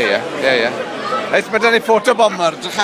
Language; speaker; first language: Welsh; native; Welsh